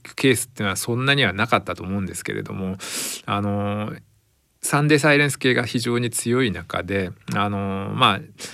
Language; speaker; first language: Japanese; native; Japanese